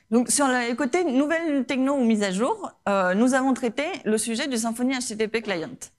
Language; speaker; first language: French; non-native, fluent; Spanish